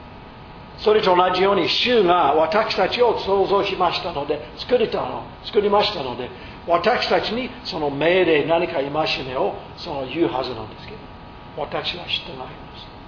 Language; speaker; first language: Japanese; non-native, fluent; English